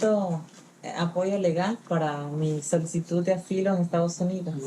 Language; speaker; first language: Spanish; non-native, learner; Haitian Creole